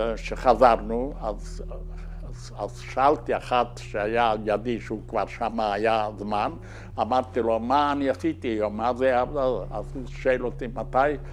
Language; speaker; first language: Hebrew; non-native, fluent; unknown